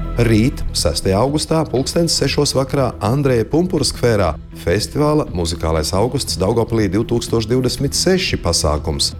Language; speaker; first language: Latvian; native; Latvian